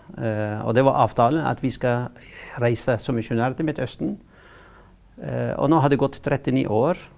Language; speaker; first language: Norwegian; non-native, fluent; Arabic